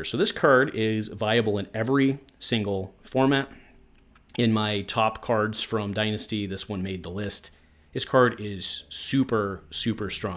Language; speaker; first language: English; native; English